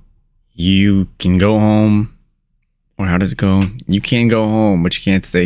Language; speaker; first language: English; native; English